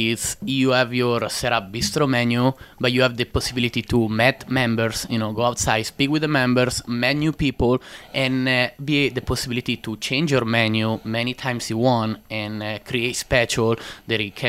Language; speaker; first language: English; non-native, learner; Italian